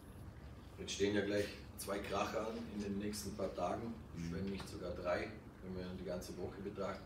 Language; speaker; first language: German; native; German